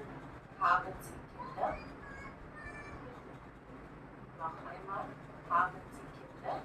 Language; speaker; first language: German; non-native, fluent; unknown